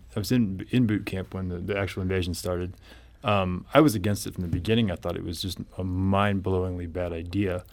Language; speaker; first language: English; native; English